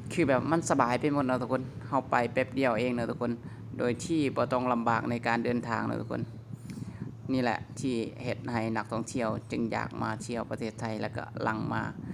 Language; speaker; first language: Thai; native; Thai